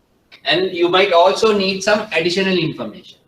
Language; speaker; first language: English; non-native, local second language; Sinhala